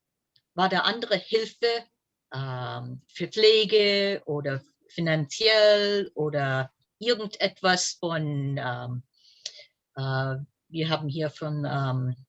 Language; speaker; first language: German; early bilingual, heritage; German